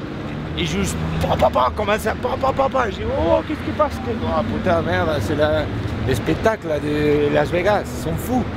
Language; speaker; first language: French; non-native, learner; Spanish